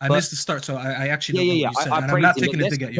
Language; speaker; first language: English; native; English